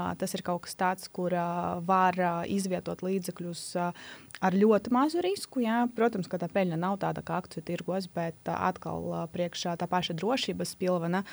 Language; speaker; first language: Latvian; non-native, local second language; Russian